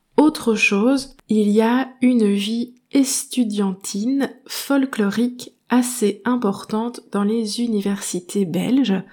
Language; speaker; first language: French; native; French